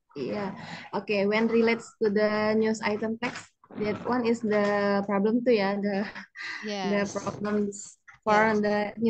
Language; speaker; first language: English; non-native, learner; Indonesian